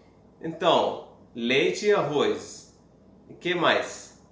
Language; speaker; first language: Portuguese; non-native, fluent; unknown